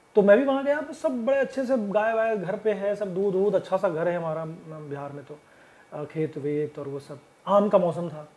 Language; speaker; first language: Hindi; native; Hindi